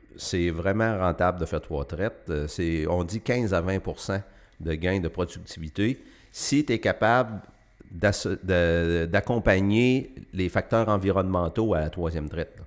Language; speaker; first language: French; native; French